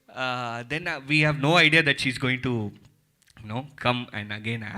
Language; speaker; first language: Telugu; early bilingual, heritage; Telugu